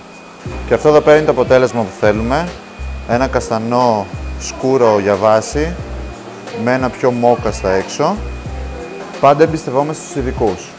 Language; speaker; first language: Greek; native; Greek